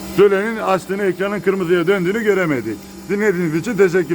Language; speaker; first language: Turkish; native; Turkish